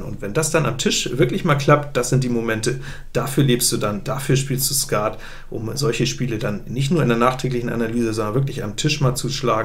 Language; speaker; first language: German; native; German